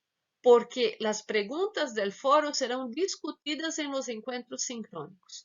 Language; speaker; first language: Spanish; non-native, fluent; Portuguese